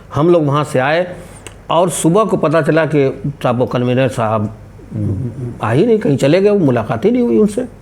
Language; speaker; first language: Urdu; native; Urdu